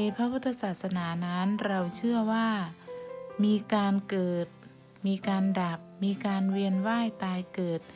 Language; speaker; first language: Thai; native; Thai